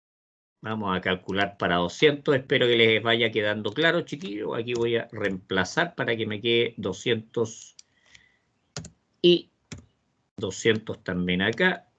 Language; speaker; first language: Spanish; native; Spanish